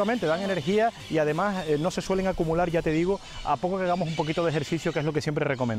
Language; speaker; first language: Spanish; native; Spanish